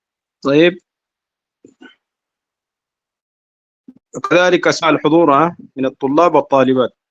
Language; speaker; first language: Arabic; non-native, fluent; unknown